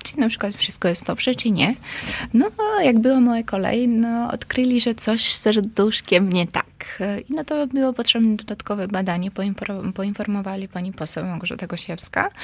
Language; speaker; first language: Polish; non-native, fluent; Georgian